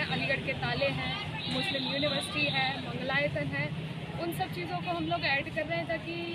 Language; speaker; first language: Hindi; native; Hindi